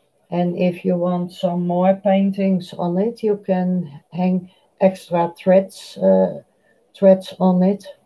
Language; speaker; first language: English; non-native, fluent; Dutch